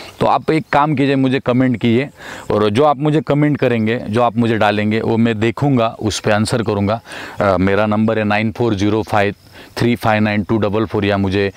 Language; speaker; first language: Hindi; non-native, local second language; Marathi